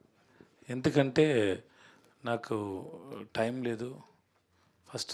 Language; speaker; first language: Telugu; non-native, learner; Tamil